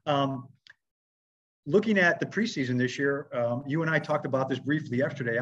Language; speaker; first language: English; native; English